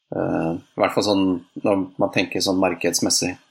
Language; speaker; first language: Norwegian; native; Norwegian